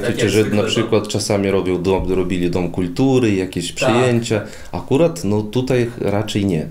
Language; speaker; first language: Polish; non-native, fluent; Russian